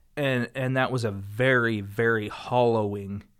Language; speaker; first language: English; native; English